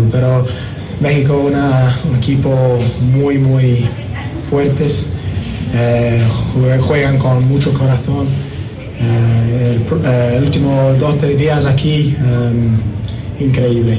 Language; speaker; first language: Spanish; non-native, fluent; English